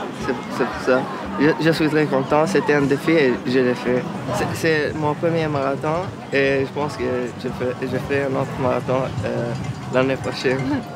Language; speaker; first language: French; non-native, learner; Arabic